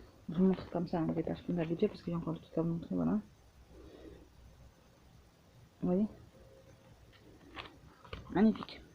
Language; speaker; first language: French; native; French